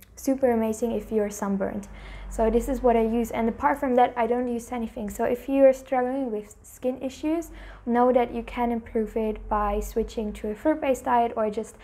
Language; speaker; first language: English; non-native, fluent; German